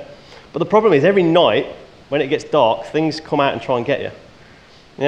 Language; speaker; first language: English; native; English